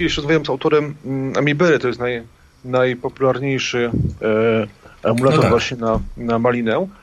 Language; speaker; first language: Polish; native; Polish